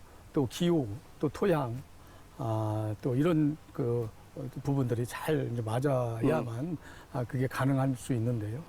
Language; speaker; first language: Korean; native; Korean